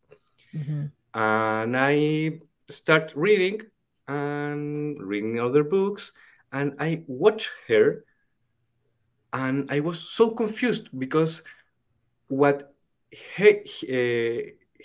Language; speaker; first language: English; non-native, fluent; Spanish